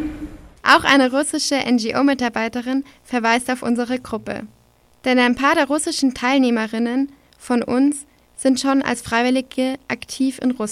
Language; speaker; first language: German; native; German